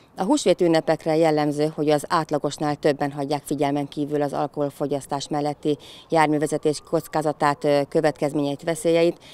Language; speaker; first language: Hungarian; native; Hungarian